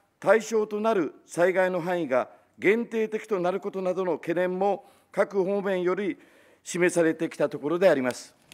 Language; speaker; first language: Japanese; native; Japanese